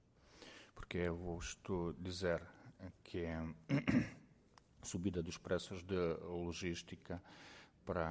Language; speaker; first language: Portuguese; non-native, fluent; Ukrainian